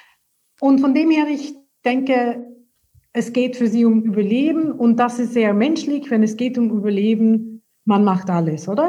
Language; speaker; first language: German; non-native, fluent; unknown